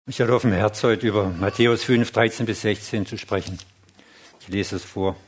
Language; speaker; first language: German; non-native, fluent; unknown